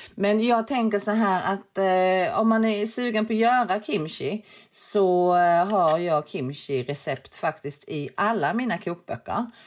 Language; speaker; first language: Swedish; early bilingual, other home language; Korean